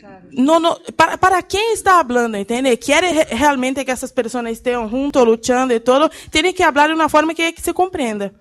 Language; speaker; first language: Portuguese; early bilingual, heritage; Portuguese